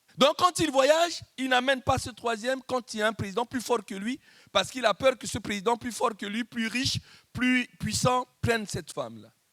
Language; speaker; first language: French; non-native, local second language; Lingala